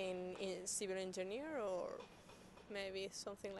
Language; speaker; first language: English; non-native, learner; Spanish